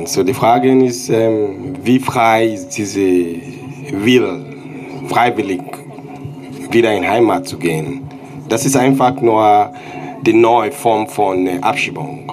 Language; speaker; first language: German; non-native, learner; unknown